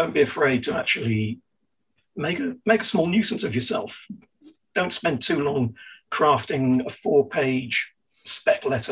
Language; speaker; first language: English; native; English